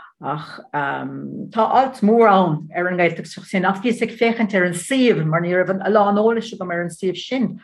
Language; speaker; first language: Irish; non-native, learner; Dutch